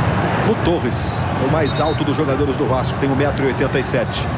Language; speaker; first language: Portuguese; native; Portuguese